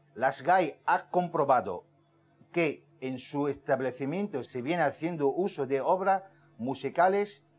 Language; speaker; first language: Spanish; non-native, fluent; Arabic